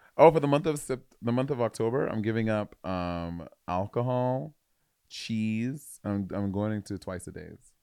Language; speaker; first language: English; native; English